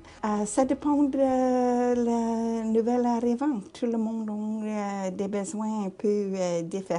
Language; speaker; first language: French; non-native, fluent; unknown